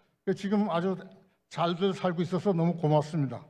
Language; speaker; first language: Korean; native; Korean